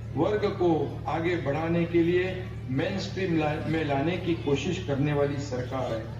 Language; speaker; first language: Hindi; non-native, local second language; Marathi